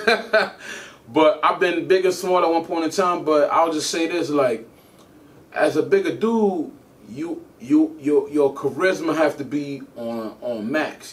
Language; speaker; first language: English; native; English